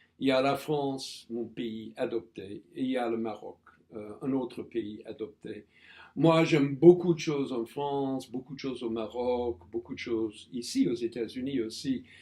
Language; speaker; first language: French; non-native, fluent; English